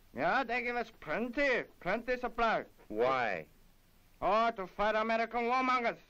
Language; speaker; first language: English; native; English